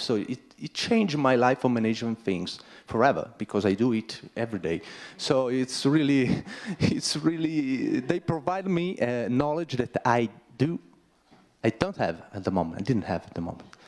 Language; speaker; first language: English; non-native, fluent; Italian